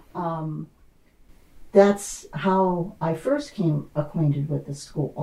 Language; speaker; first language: English; native; English